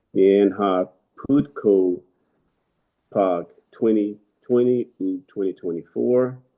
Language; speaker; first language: Cebuano; non-native, learner; English